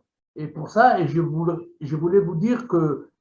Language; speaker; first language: French; non-native, fluent; Hebrew